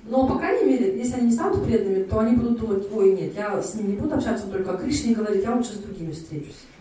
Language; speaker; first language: Russian; native; Russian